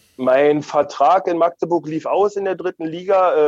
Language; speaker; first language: German; native; German